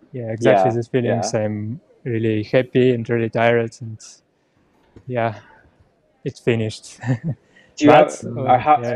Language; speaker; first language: English; non-native, learner; Russian